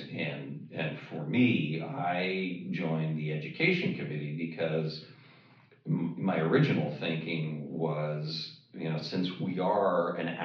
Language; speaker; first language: English; native; English